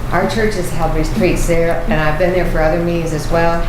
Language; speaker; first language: English; native; English